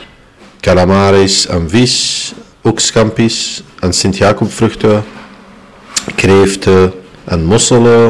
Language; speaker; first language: Dutch; non-native, fluent; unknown